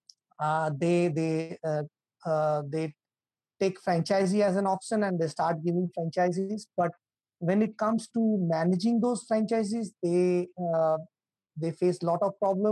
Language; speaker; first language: English; non-native, local second language; Bangla